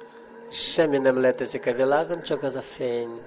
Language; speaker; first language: Hungarian; non-native, fluent; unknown